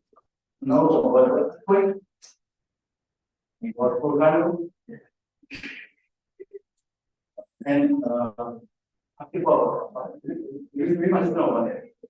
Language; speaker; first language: English; non-native, learner; Indonesian